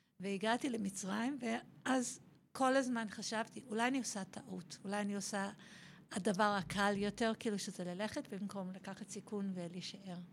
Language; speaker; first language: Hebrew; non-native, fluent; English